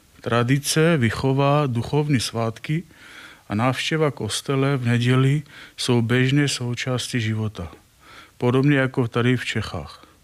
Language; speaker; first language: Czech; non-native, fluent; Armenian